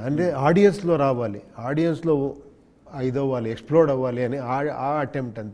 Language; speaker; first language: Telugu; non-native, learner; Kannada